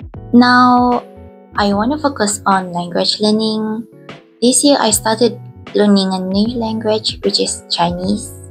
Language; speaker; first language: English; non-native, local second language; Malay